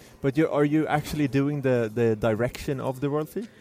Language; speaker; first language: English; non-native, fluent; Swedish